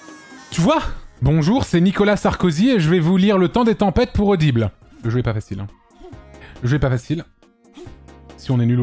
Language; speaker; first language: French; native; French